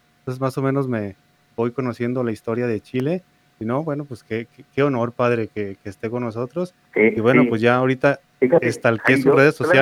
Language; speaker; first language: Spanish; native; Spanish